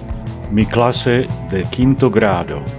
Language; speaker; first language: Spanish; non-native, fluent; Czech